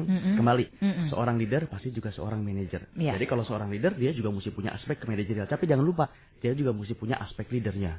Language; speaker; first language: Indonesian; native; Indonesian